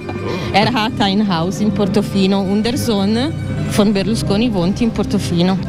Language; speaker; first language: German; non-native, learner; Italian